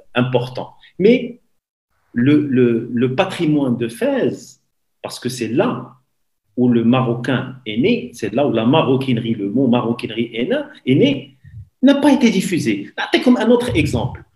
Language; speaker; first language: French; non-native, local second language; Arabic